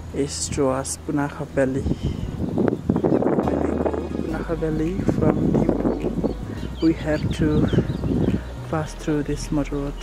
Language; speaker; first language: English; non-native, local second language; Nepali